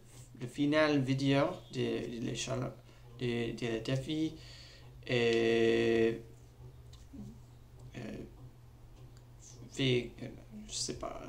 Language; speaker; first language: French; non-native, learner; English